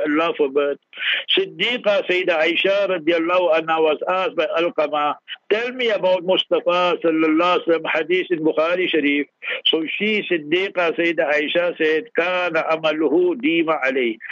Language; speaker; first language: English; early bilingual, other home language; Urdu